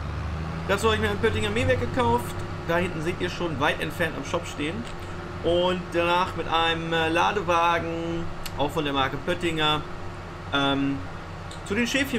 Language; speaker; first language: German; native; German